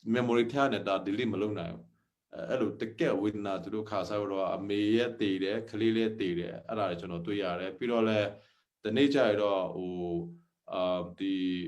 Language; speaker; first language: Burmese; non-native, local second language; Hakha Chin